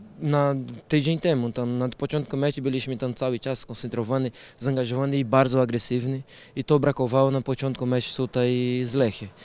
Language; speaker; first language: Polish; non-native, learner; Portuguese